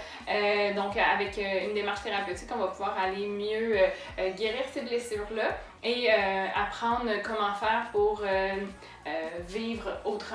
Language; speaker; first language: French; native; French